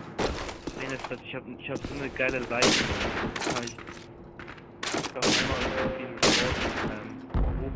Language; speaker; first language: German; non-native, local second language; Swedish